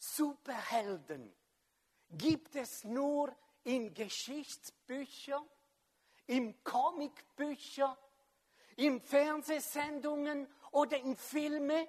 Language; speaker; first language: German; non-native, fluent; French